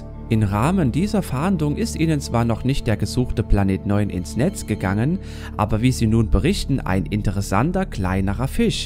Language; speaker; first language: German; native; German